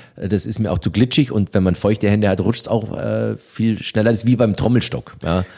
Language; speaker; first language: German; native; German